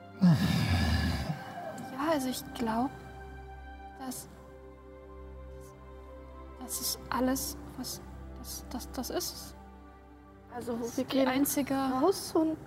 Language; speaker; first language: German; non-native, learner; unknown